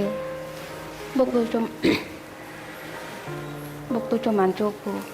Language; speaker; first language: Korean; non-native, learner; Khmer